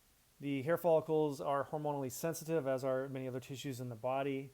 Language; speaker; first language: English; native; English